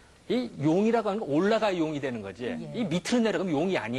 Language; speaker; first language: Korean; native; Korean